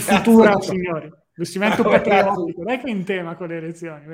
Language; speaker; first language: Italian; native; Italian